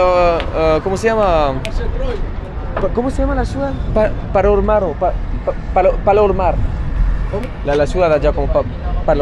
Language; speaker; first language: Spanish; non-native, learner; French